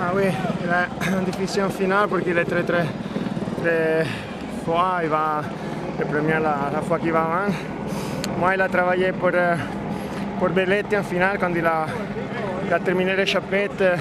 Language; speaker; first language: French; non-native, learner; Italian